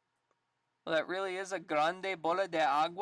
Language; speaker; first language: Spanish; non-native, learner; English